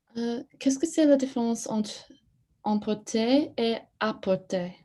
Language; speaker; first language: French; non-native, learner; English